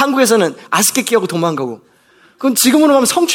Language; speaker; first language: Korean; native; Korean